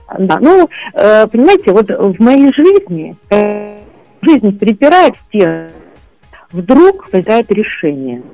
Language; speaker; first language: Russian; native; Russian